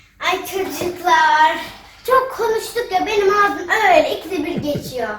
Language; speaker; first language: Turkish; early bilingual, heritage; Turkish